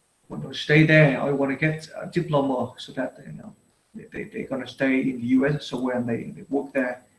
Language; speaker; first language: English; non-native, fluent; Vietnamese